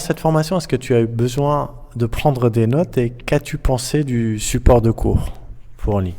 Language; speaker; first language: French; native; French